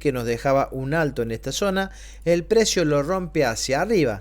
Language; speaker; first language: Spanish; native; Spanish